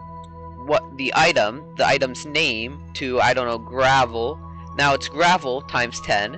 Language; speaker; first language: English; native; English